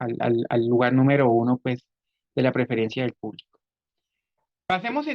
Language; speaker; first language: Spanish; native; Spanish